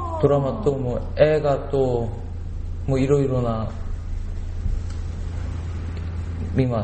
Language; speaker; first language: Japanese; non-native, learner; Korean